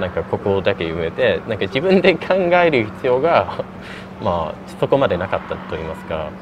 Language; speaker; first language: Japanese; non-native, fluent; English